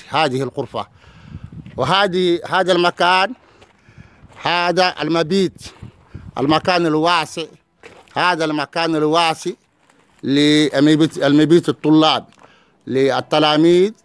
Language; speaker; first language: Arabic; non-native, fluent; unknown